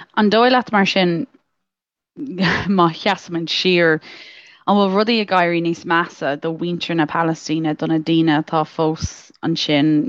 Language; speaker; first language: Irish; native; Irish